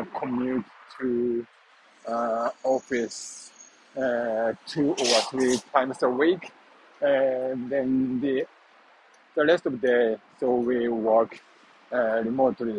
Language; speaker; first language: English; non-native, learner; Japanese